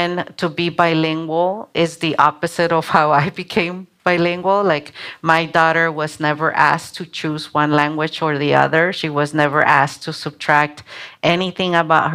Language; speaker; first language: English; non-native, local second language; Spanish